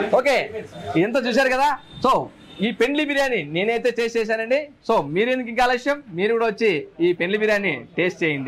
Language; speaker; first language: Telugu; native; Telugu